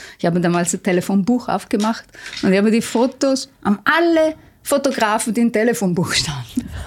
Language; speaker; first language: German; non-native, fluent; Italian